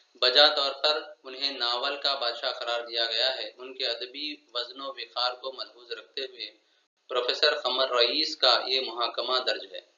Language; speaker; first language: Urdu; native; Urdu